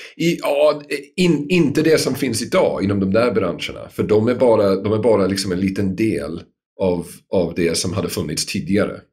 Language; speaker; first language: Swedish; non-native, fluent; English